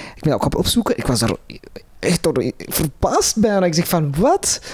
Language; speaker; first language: Dutch; non-native, local second language; Arabic